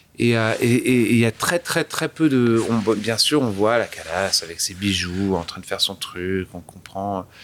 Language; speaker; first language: French; early bilingual, other home language; English